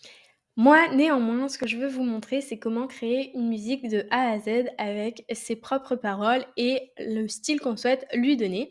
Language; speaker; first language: French; native; French